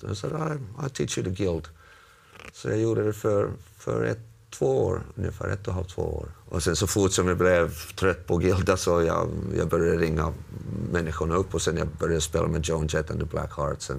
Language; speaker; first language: Swedish; non-native, local second language; Finnish